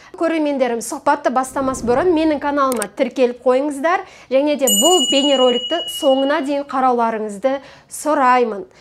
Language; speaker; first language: Kazakh; native; Kazakh